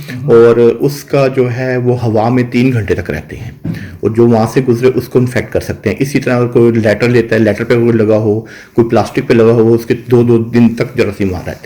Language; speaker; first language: Urdu; native; Urdu